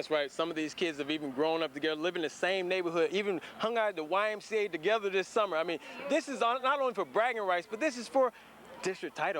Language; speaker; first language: English; native; English